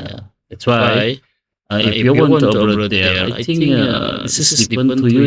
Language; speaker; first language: English; non-native, learner; Indonesian